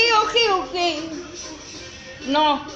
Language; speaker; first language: English; non-native, learner; Filipino